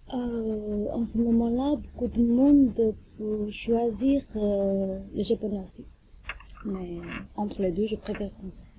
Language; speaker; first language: French; non-native, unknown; Chinese